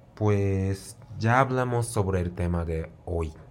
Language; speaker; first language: Spanish; non-native, fluent; Japanese